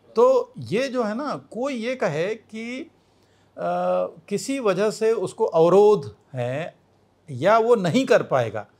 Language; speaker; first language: Hindi; native; Hindi